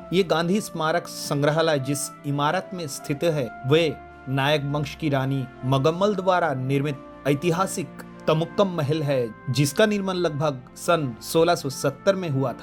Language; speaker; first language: Hindi; non-native, local second language; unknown